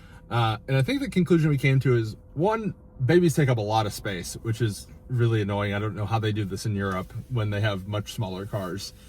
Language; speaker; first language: English; native; English